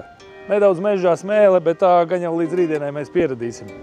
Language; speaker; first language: Latvian; native; Latvian